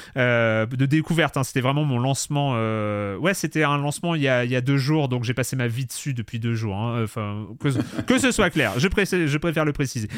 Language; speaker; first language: French; native; French